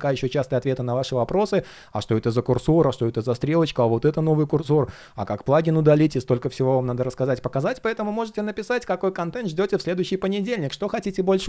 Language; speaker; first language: Russian; native; Russian